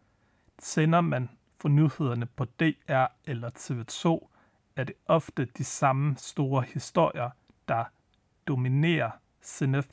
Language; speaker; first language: Danish; native; Danish